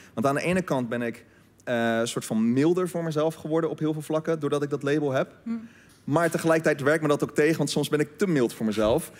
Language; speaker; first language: Dutch; native; Dutch